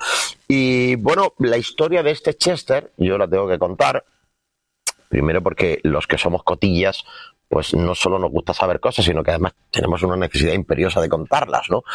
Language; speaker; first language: Spanish; native; Spanish